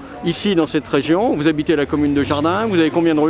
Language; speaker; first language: French; native; French